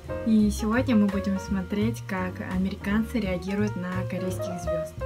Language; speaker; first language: Russian; native; Russian